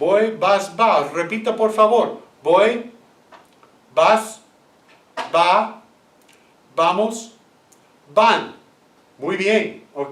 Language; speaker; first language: Spanish; non-native, fluent; English